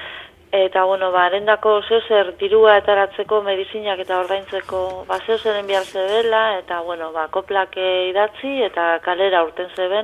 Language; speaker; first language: Basque; native; Basque